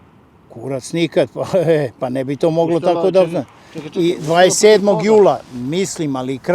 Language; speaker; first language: Bosnian; native; Bosnian